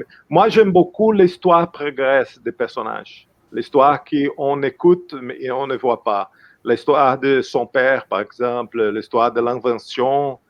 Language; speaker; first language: French; non-native, fluent; Portuguese